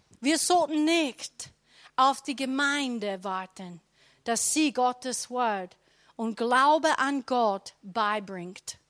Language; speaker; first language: German; non-native, learner; English